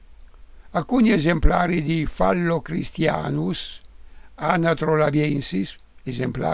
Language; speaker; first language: Italian; native; Italian